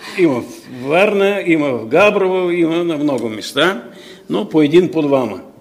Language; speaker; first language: Bulgarian; non-native, fluent; Russian